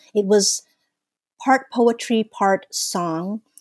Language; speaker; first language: English; early bilingual, other home language; Filipino